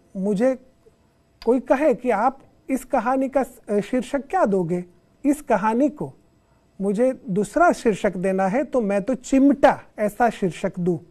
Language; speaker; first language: Hindi; non-native, local second language; Gujarati